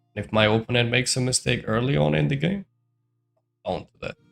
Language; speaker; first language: English; non-native, fluent; Georgian